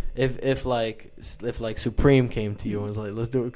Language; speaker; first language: English; early bilingual, other home language; Spanish